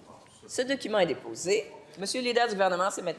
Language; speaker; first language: French; native; French